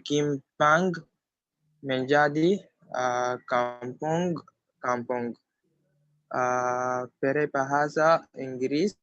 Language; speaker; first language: Indonesian; non-native, learner; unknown